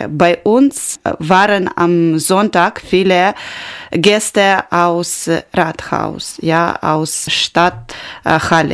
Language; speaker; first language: German; non-native, learner; Ukrainian